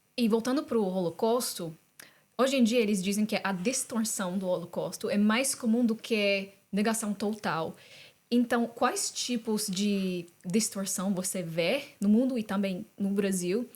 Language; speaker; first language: Portuguese; non-native, fluent; English